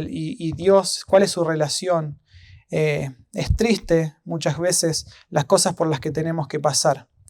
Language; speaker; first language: Spanish; native; Spanish